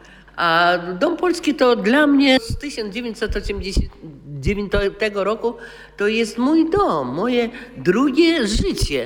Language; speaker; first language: Polish; non-native, local second language; Russian